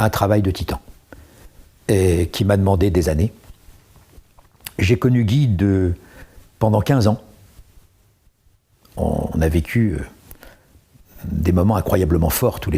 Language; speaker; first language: French; native; French